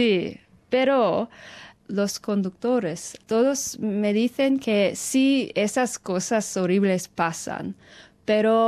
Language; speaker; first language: Spanish; non-native, fluent; English